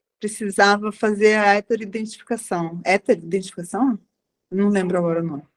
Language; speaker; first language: Portuguese; native; Portuguese